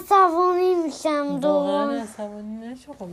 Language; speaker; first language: Persian; early bilingual, heritage; Persian